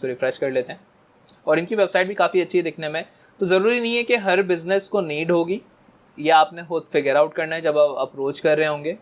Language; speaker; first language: Urdu; native; Urdu